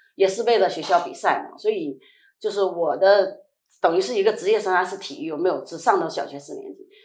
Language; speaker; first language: Chinese; native; Chinese